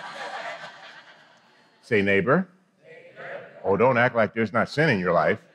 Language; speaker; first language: English; native; English